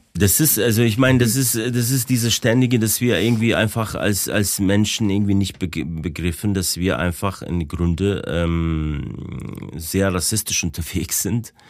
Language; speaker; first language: German; non-native, fluent; Bosnian